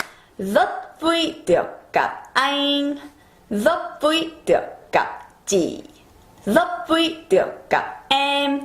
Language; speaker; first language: Vietnamese; non-native, learner; Korean